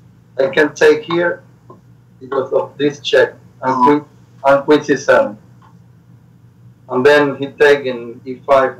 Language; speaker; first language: English; non-native, learner; Spanish